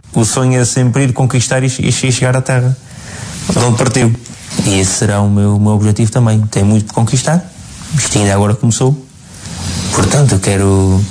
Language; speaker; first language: Portuguese; native; Portuguese